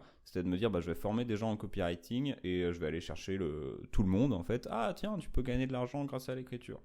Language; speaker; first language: French; native; French